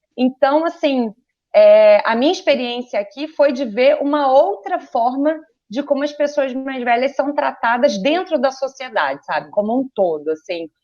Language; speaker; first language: Portuguese; native; Portuguese